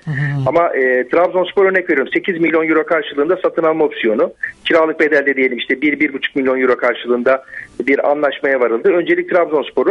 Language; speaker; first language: Turkish; native; Turkish